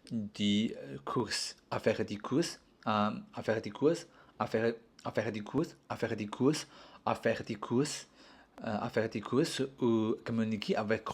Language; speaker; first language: French; non-native, learner; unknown